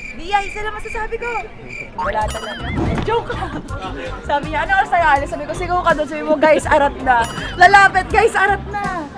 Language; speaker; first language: Filipino; native; Filipino